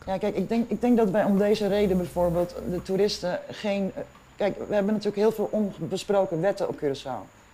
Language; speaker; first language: Dutch; non-native, local second language; Papiamento